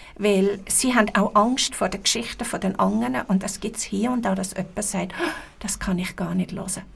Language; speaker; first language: German; native; German